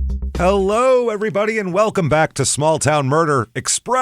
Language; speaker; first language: English; native; English